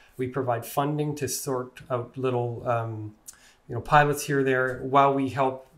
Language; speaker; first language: English; native; English